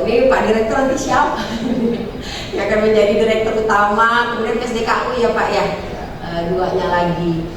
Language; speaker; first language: Indonesian; native; Indonesian